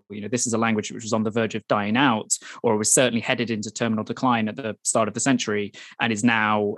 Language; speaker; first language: English; native; English